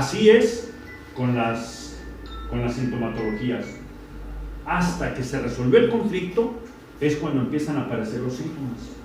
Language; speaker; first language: Spanish; native; Spanish